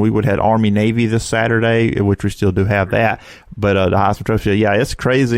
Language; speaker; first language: English; native; English